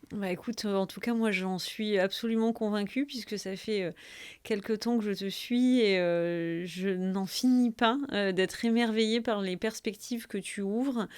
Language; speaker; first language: French; native; French